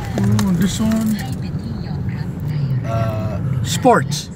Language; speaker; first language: English; non-native, learner; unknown